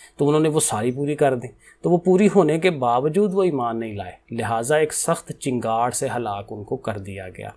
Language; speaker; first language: Urdu; non-native, local second language; Punjabi